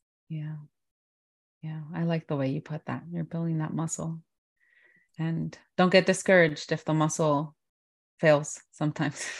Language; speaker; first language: English; early bilingual, other home language; Spanish